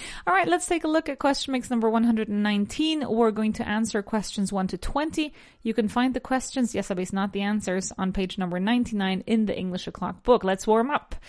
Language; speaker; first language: English; non-native, fluent; Spanish